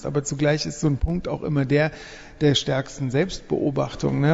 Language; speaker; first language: German; native; German